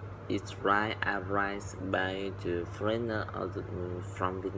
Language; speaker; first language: English; non-native, learner; Vietnamese